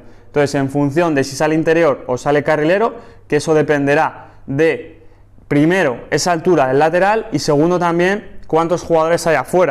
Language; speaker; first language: Spanish; native; Spanish